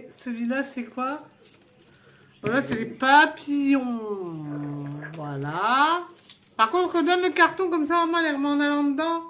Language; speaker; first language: French; native; French